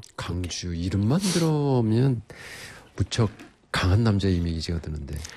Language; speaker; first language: Korean; native; Korean